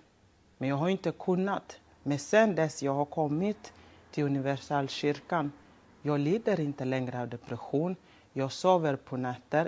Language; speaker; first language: Swedish; non-native, local second language; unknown